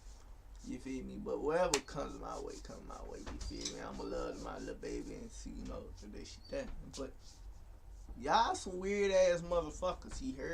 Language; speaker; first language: English; native; English